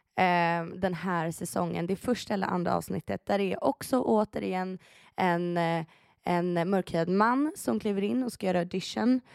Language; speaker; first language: Swedish; early bilingual, other home language; Persian